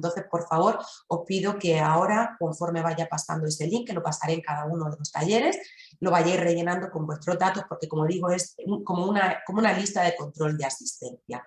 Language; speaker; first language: Spanish; native; Spanish